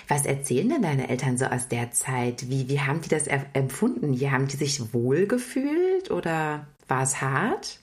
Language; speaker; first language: German; native; German